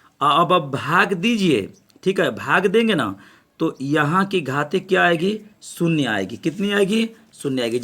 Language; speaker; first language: Hindi; native; Hindi